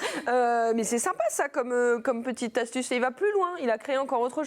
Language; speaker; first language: French; native; French